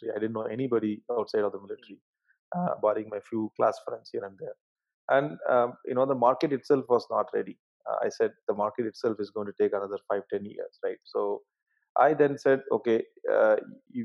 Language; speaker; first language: English; non-native, local second language; Tamil